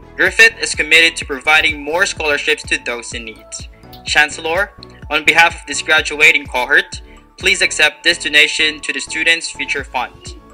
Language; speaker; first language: English; non-native, local second language; Filipino